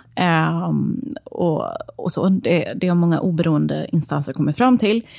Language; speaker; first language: Swedish; early bilingual, other home language; Serbian